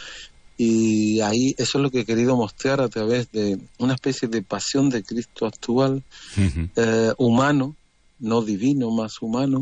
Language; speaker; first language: Spanish; native; Spanish